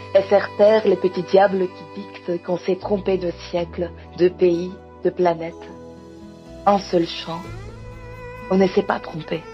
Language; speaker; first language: French; non-native, fluent; Greek